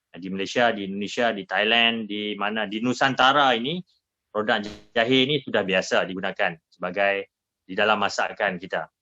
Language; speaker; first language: Malay; native; Malay